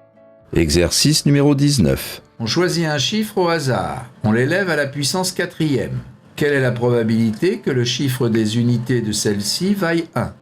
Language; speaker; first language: French; native; French